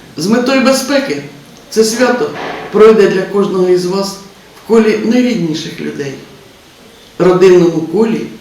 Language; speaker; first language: Ukrainian; native; Ukrainian